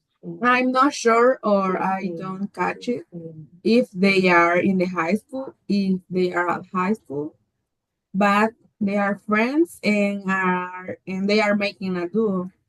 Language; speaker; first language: English; non-native, learner; Spanish